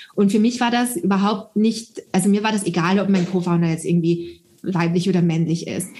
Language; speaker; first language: German; early bilingual, other home language; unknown